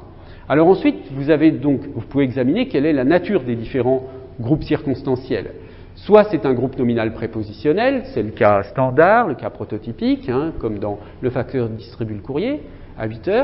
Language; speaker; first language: French; native; French